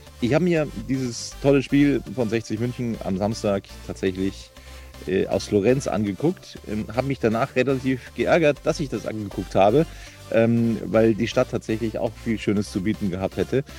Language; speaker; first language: German; native; German